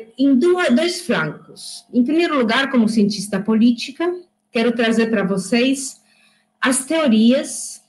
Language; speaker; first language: Portuguese; non-native, fluent; Polish